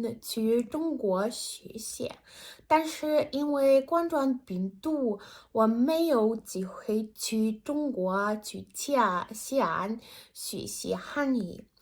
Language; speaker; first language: Chinese; non-native, fluent; Ukrainian